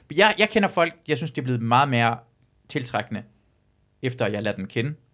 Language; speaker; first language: Danish; early bilingual, other home language; Persian